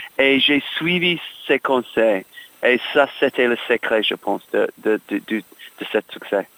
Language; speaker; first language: French; non-native, fluent; English